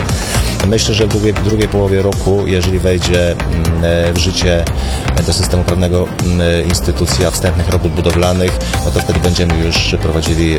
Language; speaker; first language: Polish; native; Polish